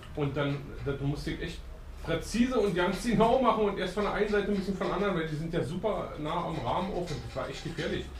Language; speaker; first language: German; native; German